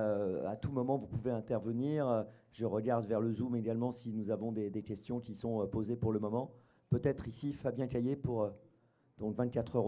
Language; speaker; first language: French; native; French